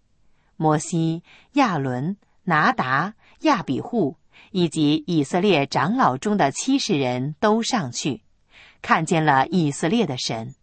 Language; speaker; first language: Chinese; native; Chinese